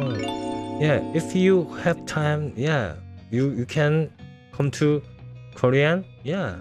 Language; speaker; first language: English; non-native, learner; Korean